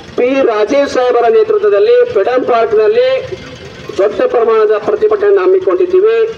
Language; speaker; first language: Kannada; non-native, local second language; Lambadi